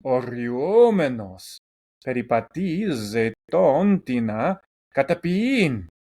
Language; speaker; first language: Greek; non-native, fluent; English